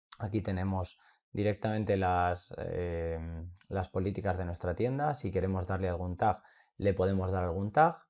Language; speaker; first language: Spanish; native; Spanish